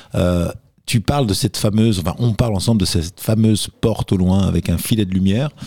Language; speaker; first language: French; native; French